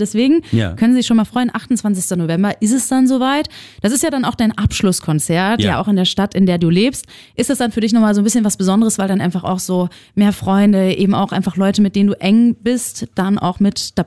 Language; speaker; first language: German; native; German